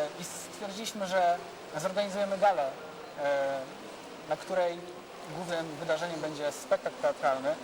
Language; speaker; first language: Polish; native; Polish